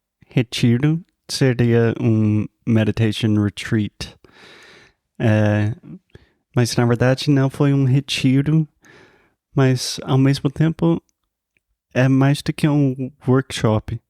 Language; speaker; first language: Portuguese; non-native, fluent; English